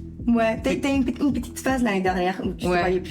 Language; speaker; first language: French; native; French